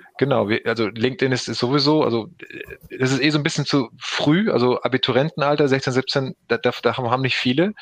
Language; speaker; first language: German; early bilingual, other home language; Turkish